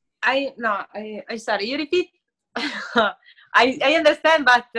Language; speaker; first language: English; non-native, learner; Italian